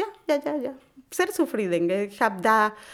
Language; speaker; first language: German; non-native, learner; Spanish